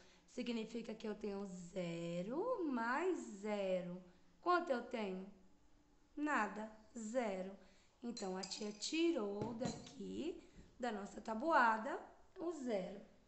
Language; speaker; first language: Portuguese; native; Portuguese